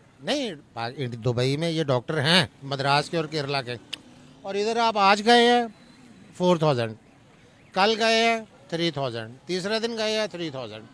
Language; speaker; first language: Urdu; non-native, local second language; Punjabi